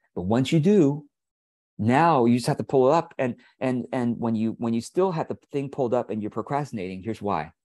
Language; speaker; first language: English; early bilingual, other home language; Chinese